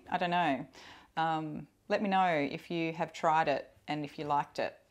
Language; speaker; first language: English; native; English